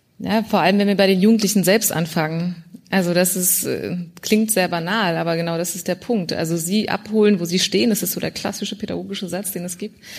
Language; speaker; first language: German; early bilingual, other home language; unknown